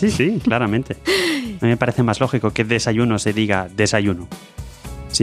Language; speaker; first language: Spanish; native; Spanish